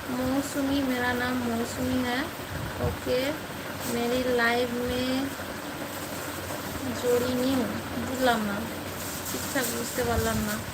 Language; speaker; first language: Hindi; non-native, local second language; Bangla